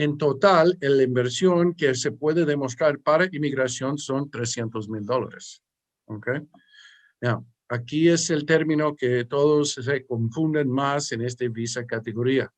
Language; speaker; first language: Spanish; early bilingual, heritage; English